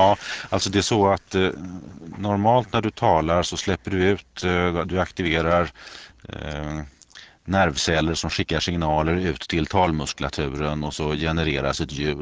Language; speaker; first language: Swedish; native; Swedish